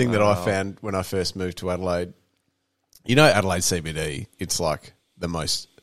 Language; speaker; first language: English; native; English